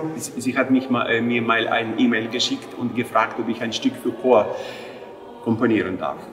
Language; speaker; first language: German; non-native, fluent; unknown